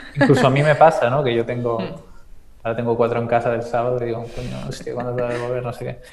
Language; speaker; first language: Spanish; native; Spanish